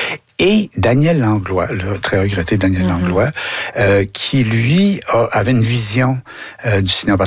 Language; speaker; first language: French; native; French